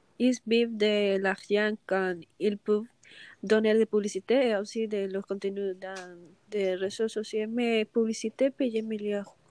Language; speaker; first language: French; non-native, learner; Spanish